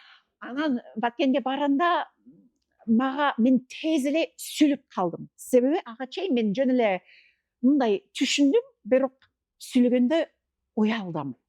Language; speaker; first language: Kyrgyz; non-native, fluent; English